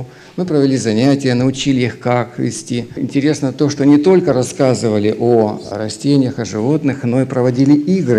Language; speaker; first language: Russian; native; Russian